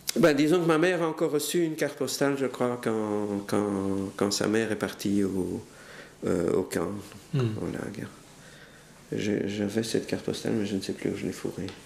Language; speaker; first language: French; early bilingual, other home language; Russian